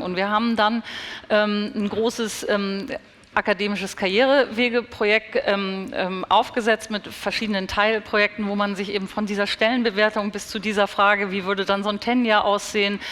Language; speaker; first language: German; native; German